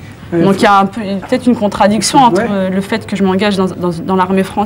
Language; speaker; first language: French; early bilingual, other home language; Arabic